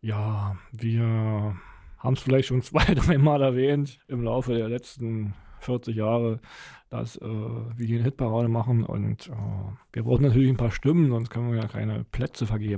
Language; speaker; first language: German; native; German